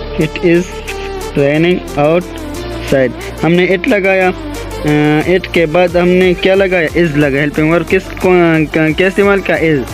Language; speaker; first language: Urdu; non-native, local second language; Pashto